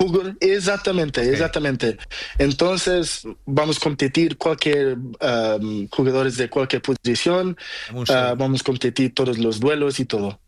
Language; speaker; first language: Spanish; non-native, learner; Portuguese